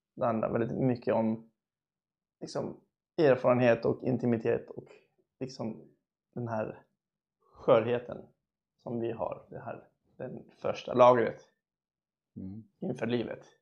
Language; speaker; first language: Swedish; early bilingual, other home language; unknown